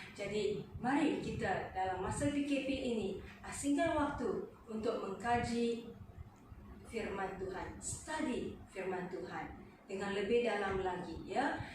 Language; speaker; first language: Malay; non-native, local second language; Chinese